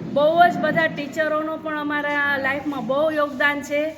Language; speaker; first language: Gujarati; native; Gujarati